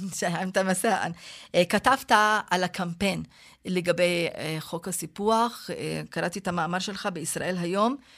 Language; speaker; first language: Hebrew; non-native, local second language; Arabic